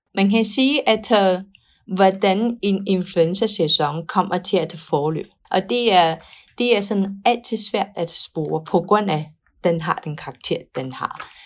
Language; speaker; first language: Danish; non-native, fluent; Chinese